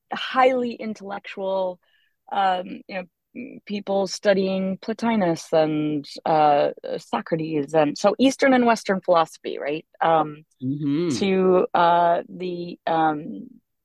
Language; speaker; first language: English; native; English